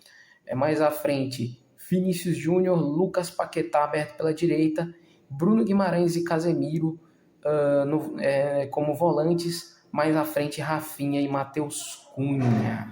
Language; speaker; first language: Portuguese; native; Portuguese